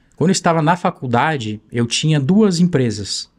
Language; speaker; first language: Portuguese; native; Portuguese